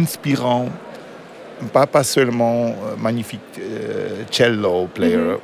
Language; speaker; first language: French; non-native, learner; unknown